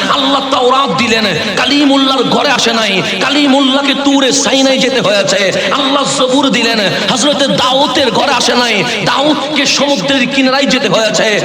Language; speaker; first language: Bangla; non-native, local second language; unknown